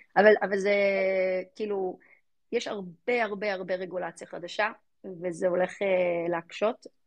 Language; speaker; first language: Hebrew; early bilingual, other home language; English